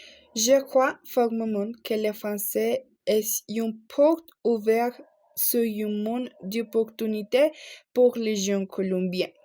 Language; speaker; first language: French; non-native, learner; Spanish